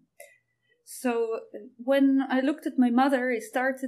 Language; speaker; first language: English; non-native, fluent; Ukrainian